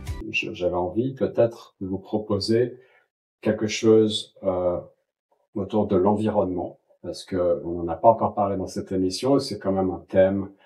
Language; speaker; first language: French; native; French